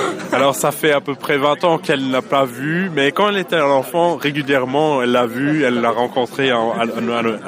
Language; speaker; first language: French; non-native, fluent; German